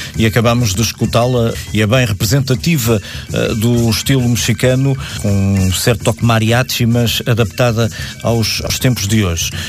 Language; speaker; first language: Portuguese; native; Portuguese